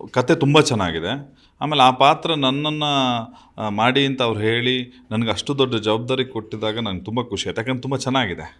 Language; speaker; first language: Kannada; native; Kannada